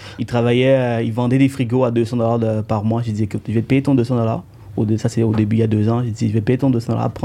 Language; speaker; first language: French; early bilingual, other home language; Tamil